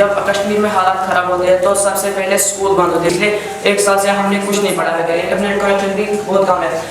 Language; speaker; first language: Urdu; non-native, local second language; Kashmiri